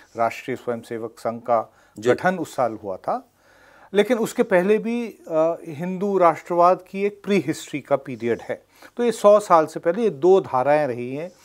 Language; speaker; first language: Hindi; non-native, local second language; Bangla